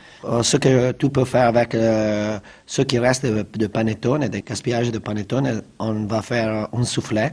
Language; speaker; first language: French; non-native, fluent; Italian